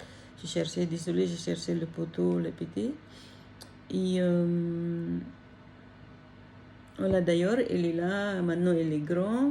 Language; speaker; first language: French; non-native, learner; Filipino